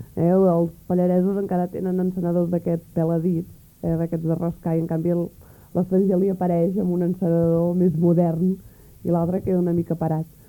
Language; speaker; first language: Catalan; native; Catalan